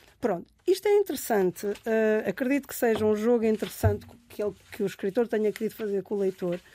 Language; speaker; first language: Portuguese; native; Portuguese